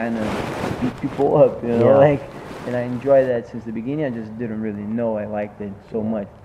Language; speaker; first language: English; non-native, fluent; Portuguese